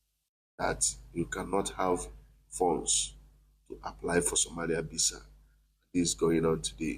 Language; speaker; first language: English; non-native, local second language; Igbo